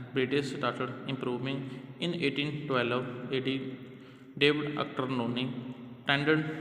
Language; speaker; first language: English; non-native, local second language; Punjabi